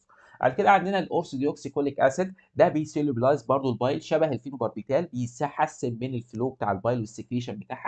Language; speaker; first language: Arabic; native; Arabic